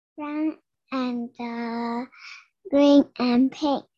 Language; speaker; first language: English; non-native, learner; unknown